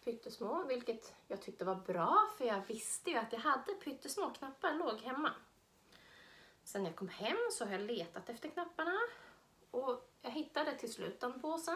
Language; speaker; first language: Swedish; native; Swedish